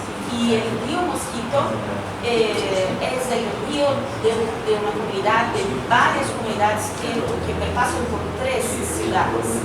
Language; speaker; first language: Spanish; non-native, fluent; Portuguese